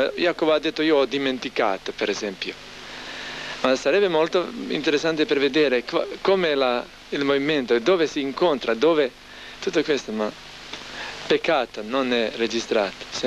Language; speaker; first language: Italian; non-native, learner; Croatian